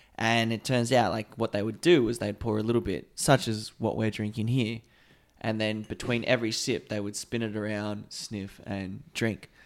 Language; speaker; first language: English; native; English